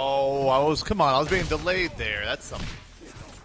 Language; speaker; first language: English; native; English